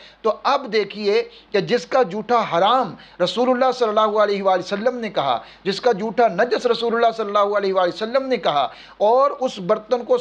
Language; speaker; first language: Urdu; native; Urdu